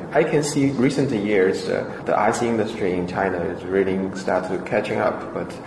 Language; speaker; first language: English; non-native, fluent; Chinese